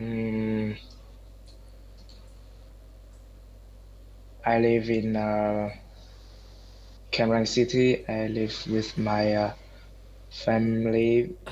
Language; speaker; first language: English; non-native, learner; Vietnamese